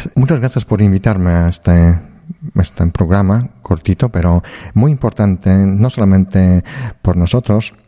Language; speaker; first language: Spanish; non-native, fluent; Polish